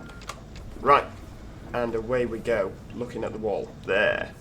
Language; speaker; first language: English; native; English